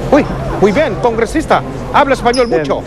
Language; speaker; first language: Spanish; non-native, learner; Filipino